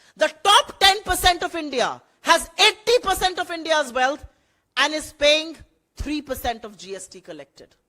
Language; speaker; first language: English; non-native, local second language; Hindi